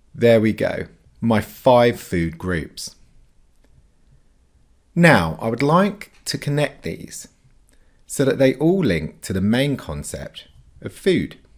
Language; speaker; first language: English; native; English